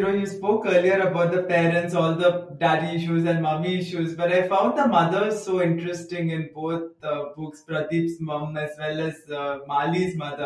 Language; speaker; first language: English; non-native, local second language; Tamil